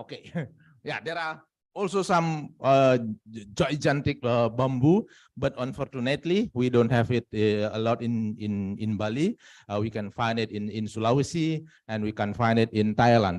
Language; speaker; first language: English; non-native, fluent; Indonesian